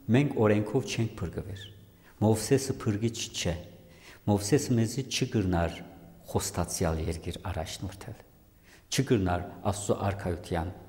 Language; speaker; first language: Armenian; native; Armenian